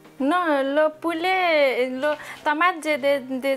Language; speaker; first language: French; non-native, learner; Nepali